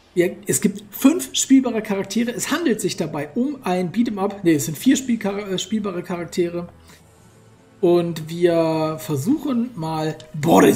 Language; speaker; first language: German; native; German